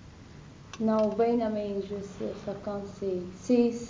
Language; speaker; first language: Dutch; non-native, learner; Arabic